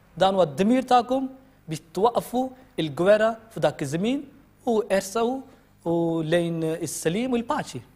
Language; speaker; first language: Maltese; non-native, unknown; Urdu